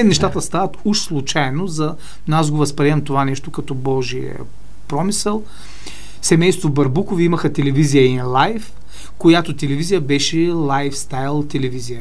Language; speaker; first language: Bulgarian; native; Bulgarian